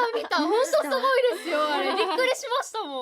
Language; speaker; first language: Japanese; native; Japanese